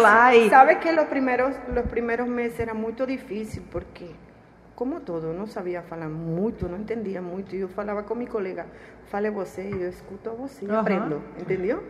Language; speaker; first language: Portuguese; non-native, learner; Spanish